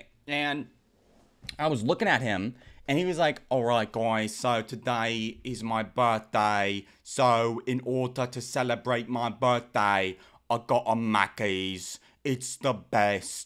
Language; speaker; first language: English; native; English